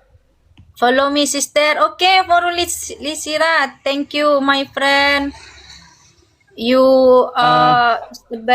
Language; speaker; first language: English; non-native, learner; Indonesian